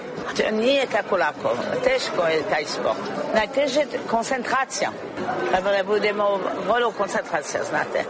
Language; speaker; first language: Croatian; non-native, learner; French